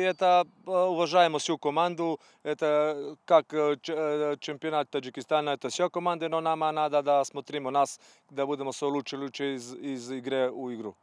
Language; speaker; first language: Russian; non-native, learner; Serbian